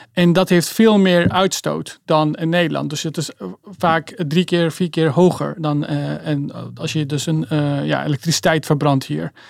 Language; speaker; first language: Dutch; early bilingual, other home language; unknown